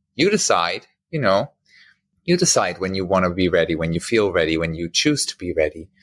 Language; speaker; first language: English; non-native, fluent; German